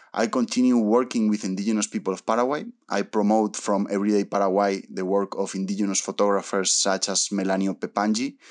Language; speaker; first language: English; early bilingual, other home language; Spanish